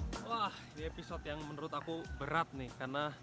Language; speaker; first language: Indonesian; native; Indonesian